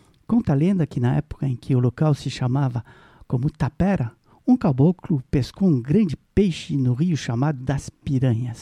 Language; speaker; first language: Portuguese; non-native, fluent; French